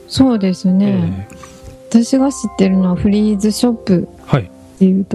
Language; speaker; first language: Japanese; native; Japanese